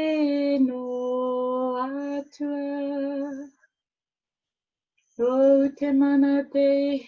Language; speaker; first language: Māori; non-native, fluent; English